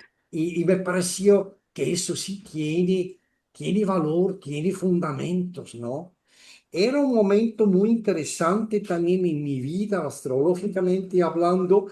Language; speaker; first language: Spanish; non-native, fluent; German